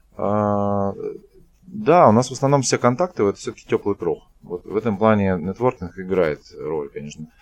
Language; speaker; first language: Russian; native; Russian